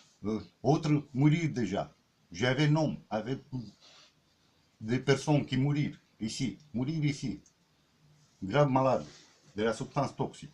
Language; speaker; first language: French; non-native, learner; Romanian